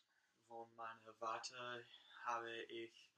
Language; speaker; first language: German; non-native, learner; English